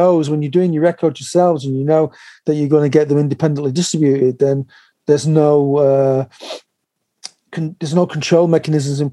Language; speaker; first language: English; native; English